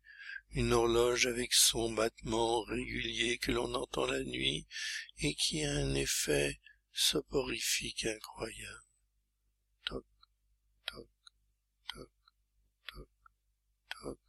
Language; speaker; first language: French; native; French